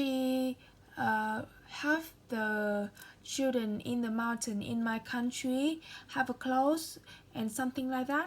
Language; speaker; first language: English; non-native, learner; Vietnamese